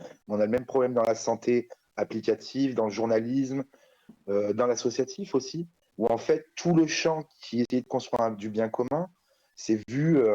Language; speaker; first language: French; native; French